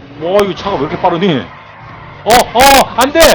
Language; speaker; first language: Korean; native; Korean